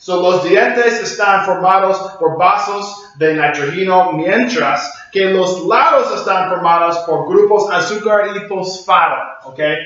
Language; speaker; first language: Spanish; non-native, learner; English